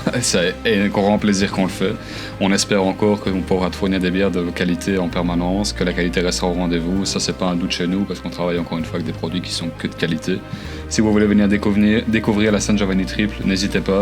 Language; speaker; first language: French; native; French